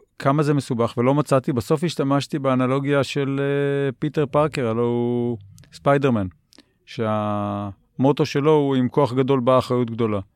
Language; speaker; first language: Hebrew; native; Hebrew